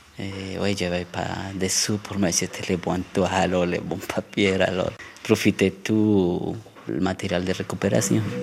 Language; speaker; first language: French; non-native, learner; Spanish